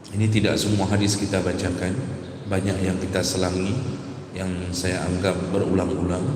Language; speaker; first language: Malay; non-native, local second language; Achinese